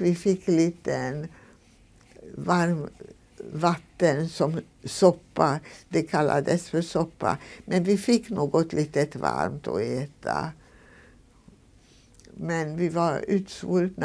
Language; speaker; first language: Swedish; non-native, fluent; Hungarian